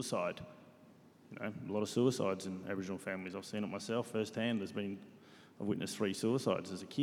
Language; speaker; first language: English; native; English